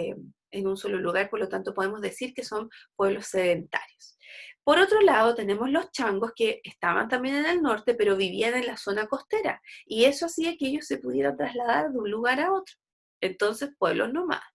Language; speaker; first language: Spanish; native; Spanish